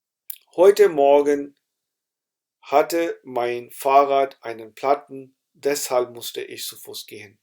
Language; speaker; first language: German; non-native, fluent; Urdu